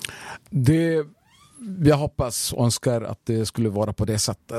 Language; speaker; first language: Swedish; non-native, fluent; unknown